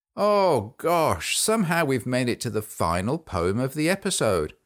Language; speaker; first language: English; native; English